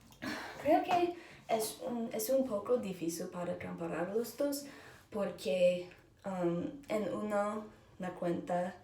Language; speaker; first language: Spanish; non-native, learner; English